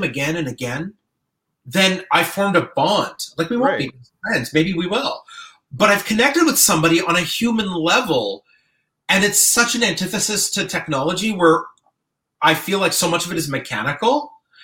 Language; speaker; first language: English; native; English